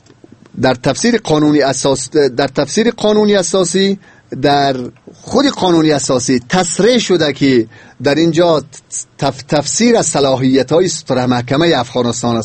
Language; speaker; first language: Persian; native; Persian